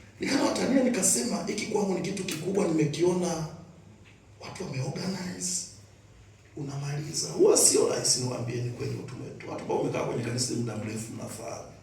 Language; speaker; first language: Swahili; native; Swahili